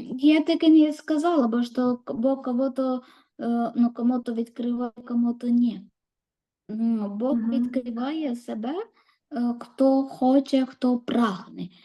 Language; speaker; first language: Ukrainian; non-native, learner; Malayalam